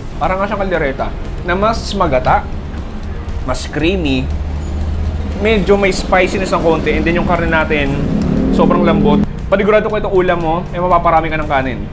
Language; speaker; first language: Filipino; native; Filipino